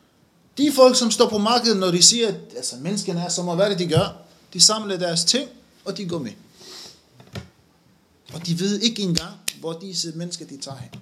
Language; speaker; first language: Danish; non-native, fluent; Arabic